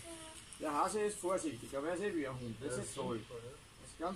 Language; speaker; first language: German; native; German